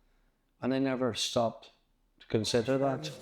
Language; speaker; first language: English; native; English